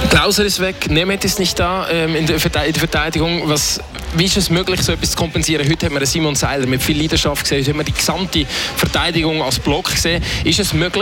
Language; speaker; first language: German; native; German